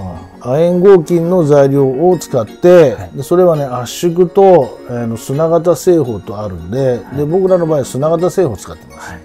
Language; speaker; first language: Japanese; native; Japanese